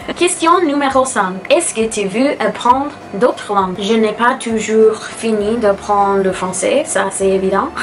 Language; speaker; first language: French; non-native, learner; English